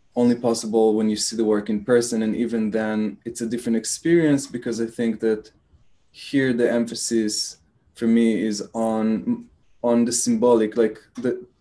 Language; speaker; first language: English; non-native, fluent; Hebrew